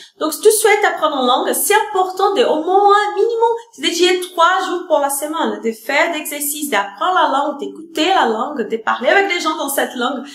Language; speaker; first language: French; non-native, fluent; Portuguese